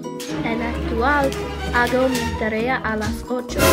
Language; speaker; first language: Spanish; non-native, learner; English